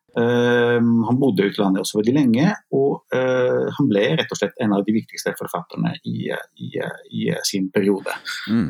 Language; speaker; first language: Norwegian; non-native, fluent; Italian